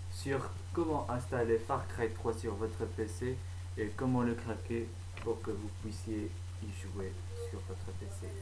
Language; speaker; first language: French; non-native, fluent; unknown